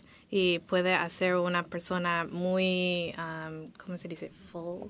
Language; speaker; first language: Spanish; non-native, learner; English